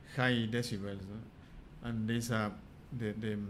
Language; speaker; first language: English; non-native, fluent; Spanish